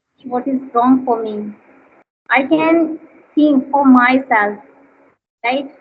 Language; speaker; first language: English; non-native, learner; Hindi